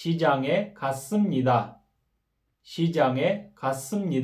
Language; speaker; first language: Korean; non-native, fluent; Kyrgyz